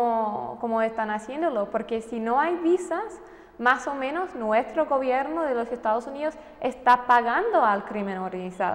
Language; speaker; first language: Spanish; non-native, fluent; English